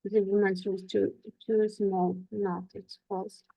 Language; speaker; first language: English; non-native, learner; Kazakh